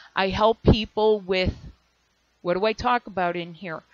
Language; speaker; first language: English; native; English